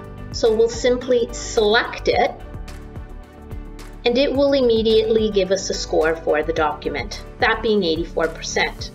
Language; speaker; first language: English; native; English